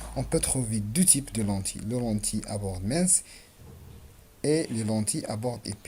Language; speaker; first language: French; non-native, local second language; Arabic